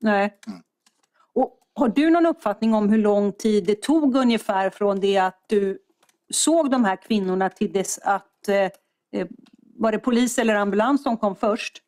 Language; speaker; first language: Swedish; native; Swedish